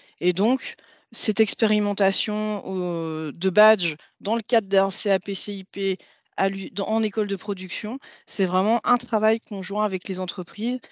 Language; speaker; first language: French; native; French